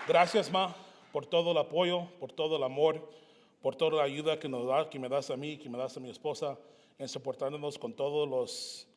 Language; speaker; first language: Spanish; early bilingual, other home language; English